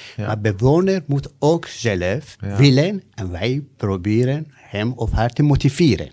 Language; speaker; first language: Dutch; non-native, fluent; Persian